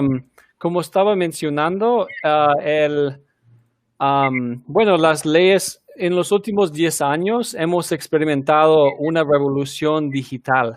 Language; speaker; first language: Spanish; early bilingual, heritage; Spanish